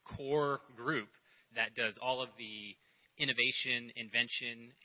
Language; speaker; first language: English; native; English